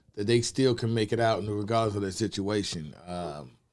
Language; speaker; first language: English; native; English